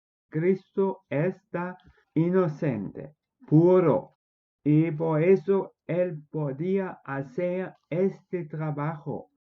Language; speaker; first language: Spanish; non-native, fluent; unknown